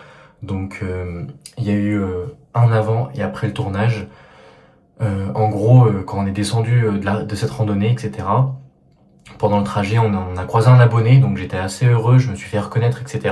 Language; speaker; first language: French; native; French